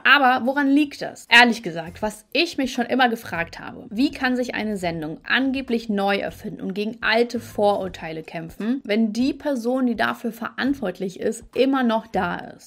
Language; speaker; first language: German; native; German